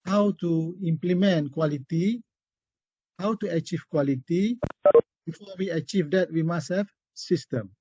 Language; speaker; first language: English; non-native, local second language; Malay